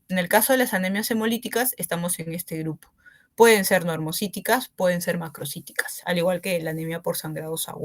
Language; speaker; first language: Spanish; native; Spanish